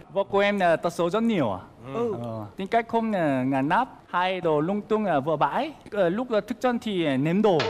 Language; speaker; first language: Vietnamese; non-native, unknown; Korean